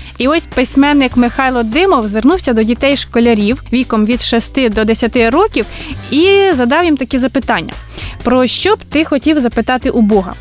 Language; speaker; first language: Ukrainian; native; Ukrainian